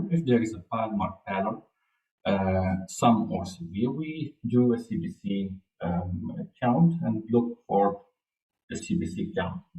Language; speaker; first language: English; non-native, fluent; Arabic